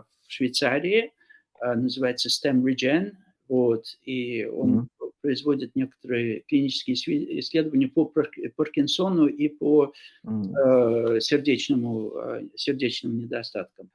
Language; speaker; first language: Russian; non-native, fluent; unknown